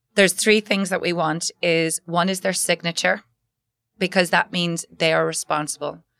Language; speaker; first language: English; native; English